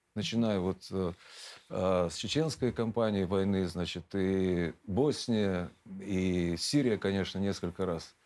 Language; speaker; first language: Russian; native; Russian